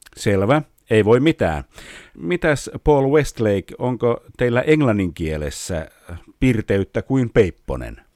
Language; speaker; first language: Finnish; native; Finnish